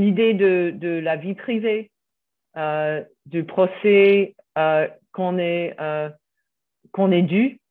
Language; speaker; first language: French; non-native, fluent; English